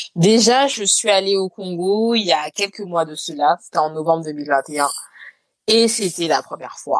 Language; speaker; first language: French; native; French